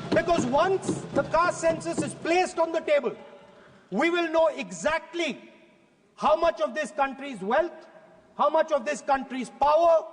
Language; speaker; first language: English; non-native, local second language; Hindi